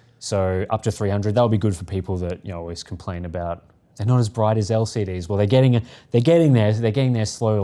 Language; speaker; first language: English; native; English